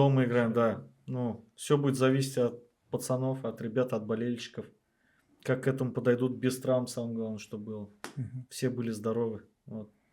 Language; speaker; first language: Russian; native; Russian